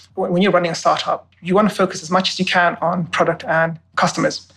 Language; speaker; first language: English; native; English